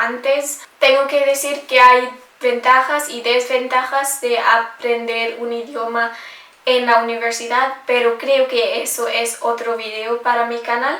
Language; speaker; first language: Spanish; non-native, learner; English